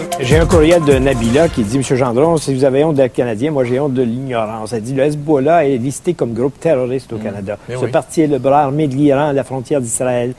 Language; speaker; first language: French; native; French